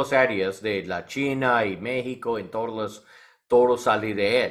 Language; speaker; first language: Spanish; non-native, learner; English